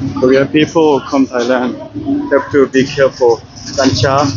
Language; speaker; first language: English; non-native, learner; Korean